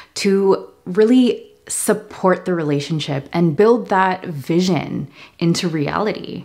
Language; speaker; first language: English; native; English